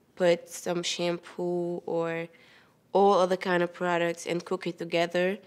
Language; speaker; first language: English; non-native, fluent; Wolof